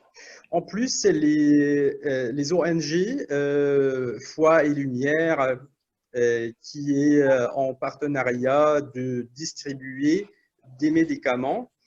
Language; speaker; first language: French; non-native, learner; Arabic